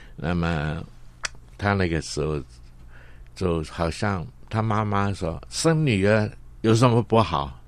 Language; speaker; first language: Chinese; non-native, local second language; Cantonese